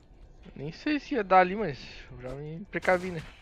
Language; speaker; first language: Portuguese; native; Portuguese